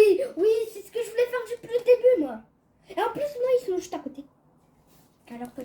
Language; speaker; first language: French; native; French